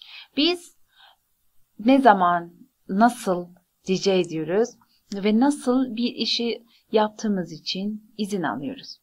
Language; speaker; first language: Turkish; non-native, fluent; Persian